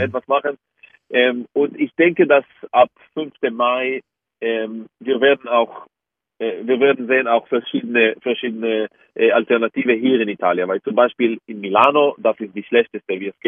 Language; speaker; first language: German; non-native, fluent; Hebrew